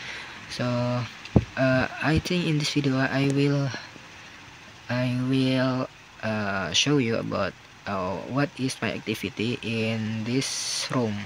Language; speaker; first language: English; non-native, learner; Indonesian